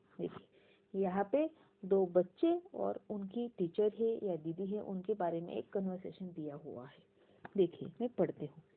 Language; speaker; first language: Hindi; non-native, local second language; Marathi